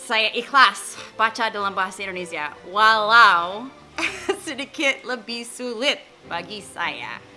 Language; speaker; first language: Indonesian; non-native, fluent; English